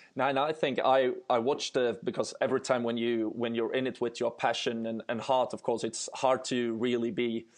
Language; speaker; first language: English; non-native, fluent; Swedish